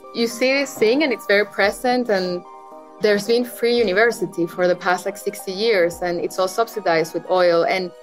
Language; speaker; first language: English; non-native, fluent; Spanish